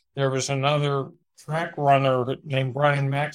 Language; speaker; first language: English; native; English